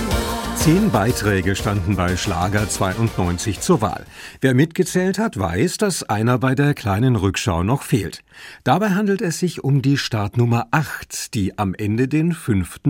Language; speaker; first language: German; native; German